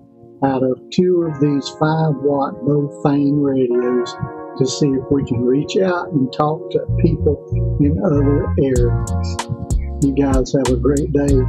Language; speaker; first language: English; native; English